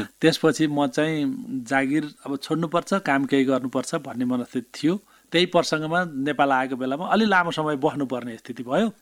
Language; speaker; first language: Nepali; native; Nepali